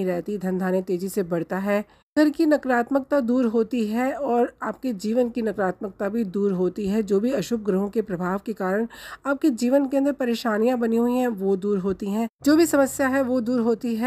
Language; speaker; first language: Hindi; native; Hindi